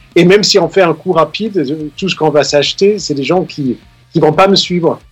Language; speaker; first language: French; non-native, fluent; Danish